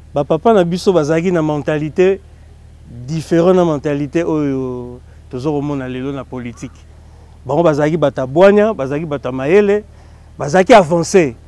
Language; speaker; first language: Lingala; non-native, local second language; Kongo